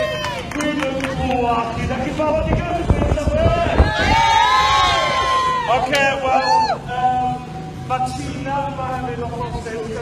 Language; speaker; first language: Welsh; native; Welsh